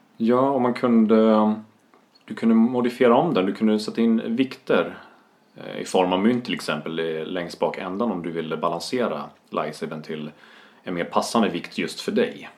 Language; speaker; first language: Swedish; native; Swedish